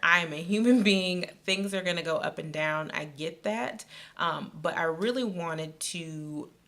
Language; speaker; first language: English; native; English